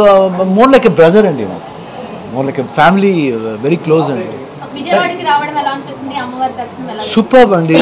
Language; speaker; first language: Telugu; non-native, learner; Kannada